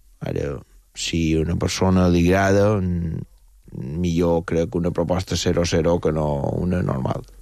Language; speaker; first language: Catalan; native; Catalan